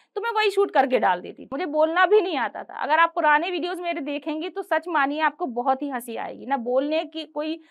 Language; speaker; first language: Hindi; native; Hindi